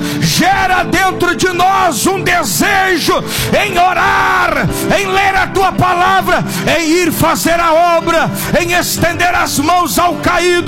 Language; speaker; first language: Portuguese; native; Portuguese